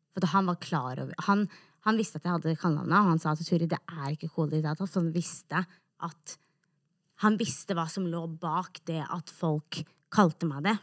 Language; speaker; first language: Norwegian; native; Norwegian